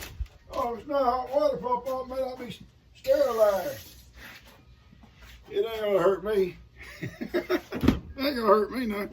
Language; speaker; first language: English; native; English